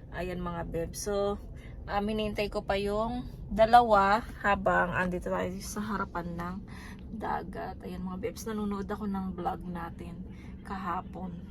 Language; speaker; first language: Filipino; non-native, local second language; Pampanga